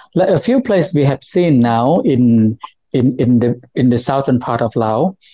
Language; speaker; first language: English; non-native, learner; Lao